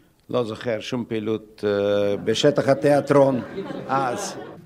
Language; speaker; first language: Hebrew; non-native, fluent; German